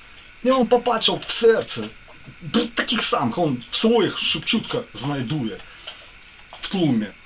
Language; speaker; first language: Polish; non-native, learner; Ukrainian